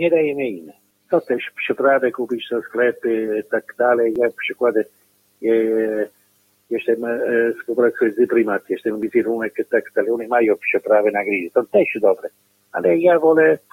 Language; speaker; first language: Polish; non-native, learner; Italian